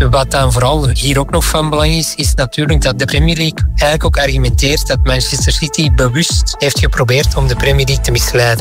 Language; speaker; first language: Dutch; native; Dutch